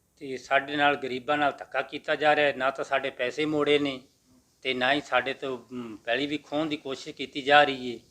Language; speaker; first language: Punjabi; native; Punjabi